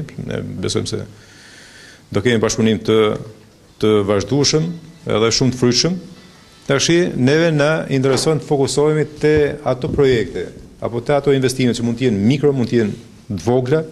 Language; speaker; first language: Albanian; native; Albanian